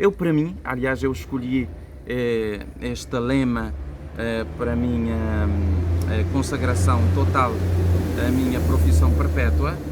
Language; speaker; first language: Portuguese; non-native, local second language; Kabuverdianu